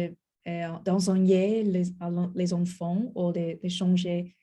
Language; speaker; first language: French; non-native, learner; English